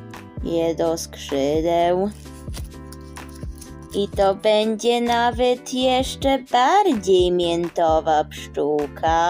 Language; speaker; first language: Polish; early bilingual, heritage; Polish